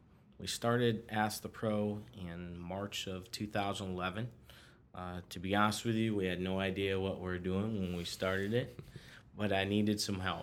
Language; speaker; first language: English; native; English